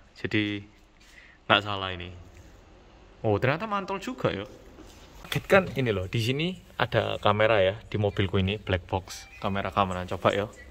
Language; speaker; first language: Indonesian; non-native, fluent; Korean